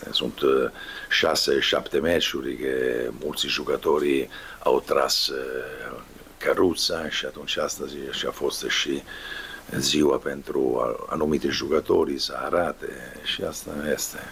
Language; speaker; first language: Romanian; non-native, fluent; Italian